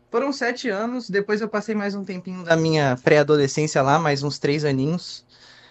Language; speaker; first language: Portuguese; native; Portuguese